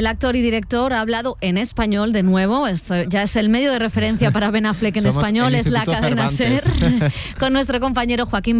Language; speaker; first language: Spanish; native; Spanish